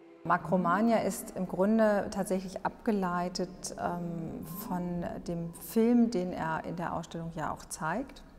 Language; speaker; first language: German; native; German